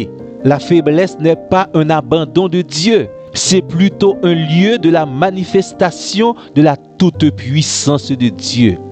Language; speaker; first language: French; non-native, local second language; Haitian Creole